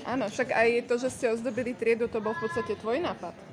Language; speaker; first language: Slovak; native; Slovak